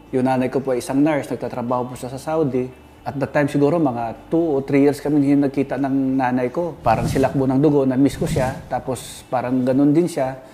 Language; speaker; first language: Filipino; non-native, local second language; Hiligaynon